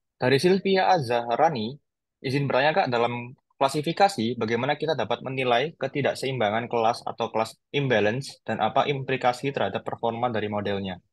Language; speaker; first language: Indonesian; native; Indonesian